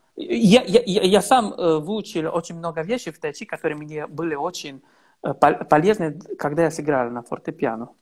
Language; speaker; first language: Russian; non-native, learner; Italian